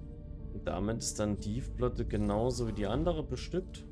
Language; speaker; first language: German; native; German